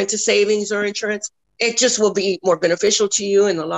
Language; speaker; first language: English; native; English